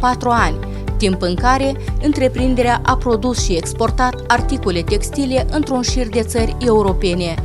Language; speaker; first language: Romanian; native; Romanian